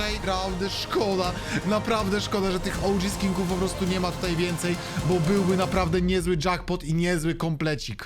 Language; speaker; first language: Polish; native; Polish